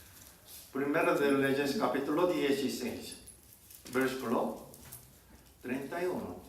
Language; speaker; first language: Spanish; non-native, learner; Korean